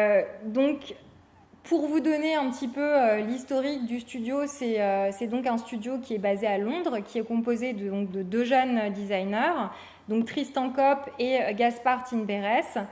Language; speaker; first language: French; native; French